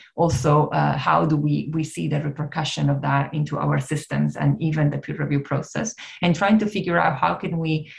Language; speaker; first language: English; non-native, fluent; Italian